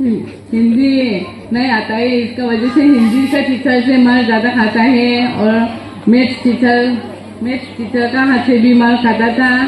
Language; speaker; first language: Hindi; non-native, local second language; Garo